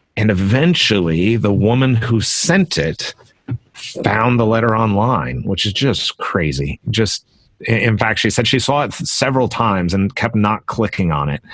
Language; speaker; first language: English; native; English